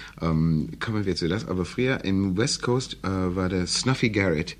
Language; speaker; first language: German; non-native, learner; English